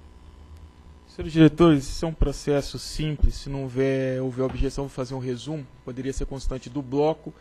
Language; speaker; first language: Portuguese; native; Portuguese